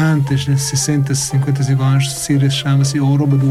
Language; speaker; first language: Portuguese; non-native, learner; Arabic